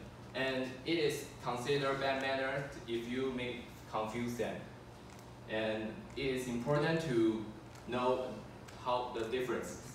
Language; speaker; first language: English; non-native, fluent; Chinese